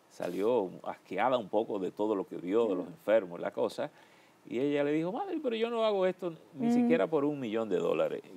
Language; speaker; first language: Spanish; native; Spanish